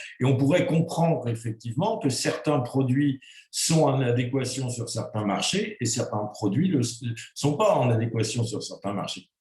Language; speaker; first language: French; native; French